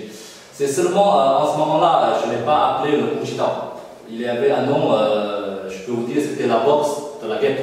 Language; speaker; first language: French; non-native, fluent; Chinese